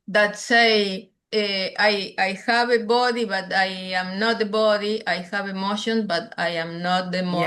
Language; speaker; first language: English; non-native, learner; Spanish